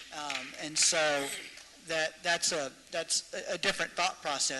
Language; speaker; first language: English; native; English